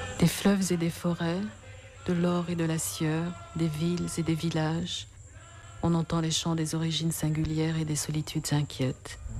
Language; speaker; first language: French; native; French